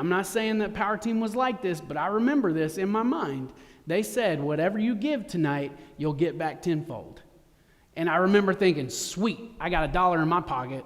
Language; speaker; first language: English; native; English